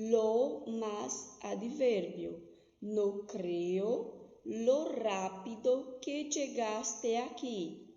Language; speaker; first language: Spanish; non-native, fluent; Portuguese